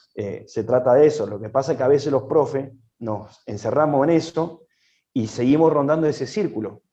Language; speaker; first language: Spanish; native; Spanish